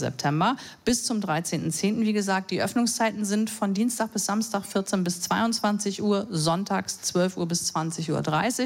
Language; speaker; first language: German; native; German